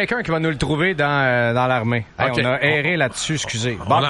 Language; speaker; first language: French; native; French